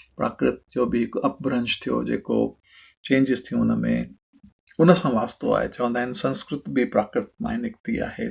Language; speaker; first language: Sindhi; early bilingual, heritage; Sindhi